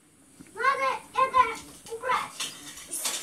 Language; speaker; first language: Russian; native; Russian